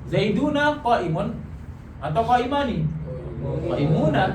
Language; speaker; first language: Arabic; non-native, fluent; Indonesian